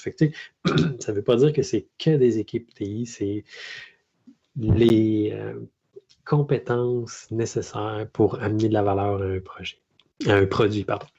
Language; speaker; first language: French; native; French